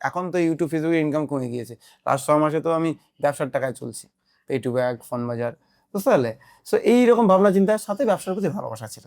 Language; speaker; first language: Bangla; non-native, local second language; Rangpuri